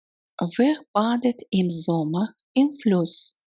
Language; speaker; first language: German; non-native, fluent; Russian